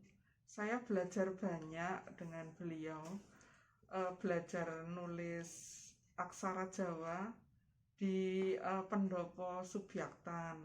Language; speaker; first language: Indonesian; non-native, local second language; Javanese